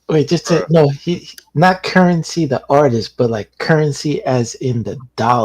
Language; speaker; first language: English; native; English